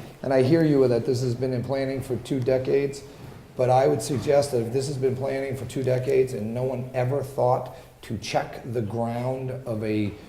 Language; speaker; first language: English; native; English